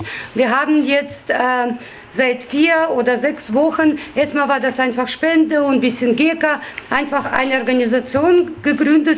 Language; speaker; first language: German; non-native, fluent; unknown